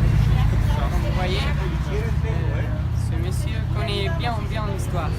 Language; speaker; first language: French; non-native, fluent; Spanish